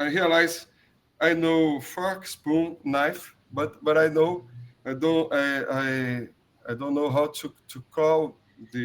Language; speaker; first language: English; non-native, learner; Portuguese